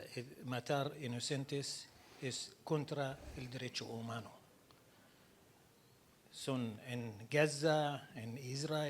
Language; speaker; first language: Spanish; non-native, learner; Arabic